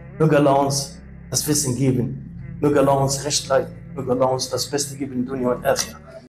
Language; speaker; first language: German; non-native, fluent; Arabic